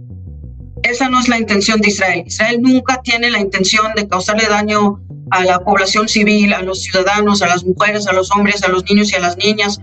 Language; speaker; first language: Spanish; non-native, fluent; Hebrew